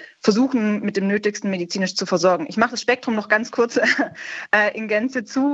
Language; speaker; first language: German; native; German